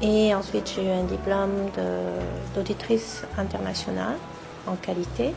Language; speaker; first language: French; non-native, local second language; Arabic